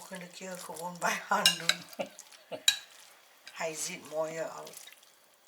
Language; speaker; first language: Dutch; non-native, learner; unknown